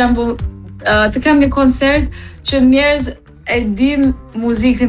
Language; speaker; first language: Albanian; non-native, learner; English